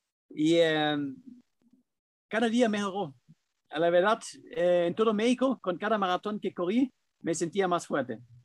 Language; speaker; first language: Spanish; non-native, fluent; German